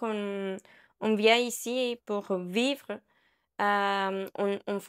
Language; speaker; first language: French; non-native, learner; Spanish